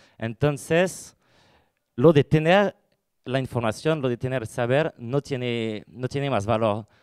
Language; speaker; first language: Spanish; non-native, fluent; French